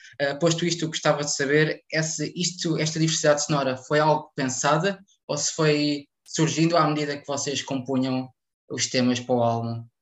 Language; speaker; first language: Portuguese; native; Portuguese